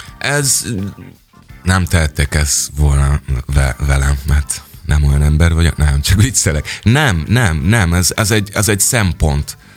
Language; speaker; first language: Hungarian; non-native, fluent; English